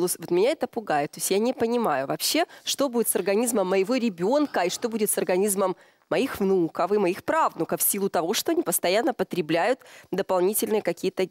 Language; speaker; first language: Russian; native; Russian